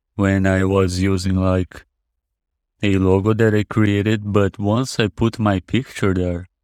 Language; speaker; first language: English; non-native, fluent; Portuguese